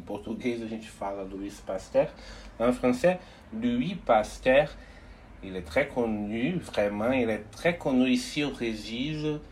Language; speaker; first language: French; non-native, learner; Portuguese